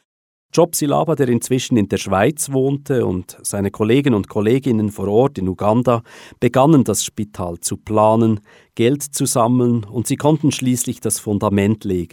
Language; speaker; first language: German; native; German